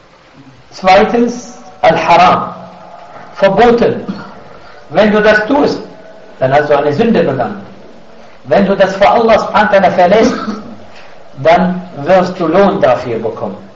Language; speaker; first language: German; non-native, fluent; Arabic